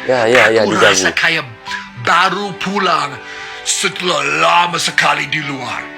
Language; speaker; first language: Indonesian; non-native, learner; English